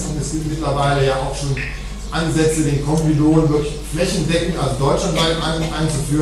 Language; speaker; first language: German; native; German